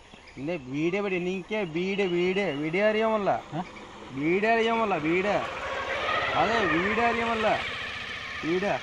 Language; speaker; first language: Malayalam; non-native, learner; Bangla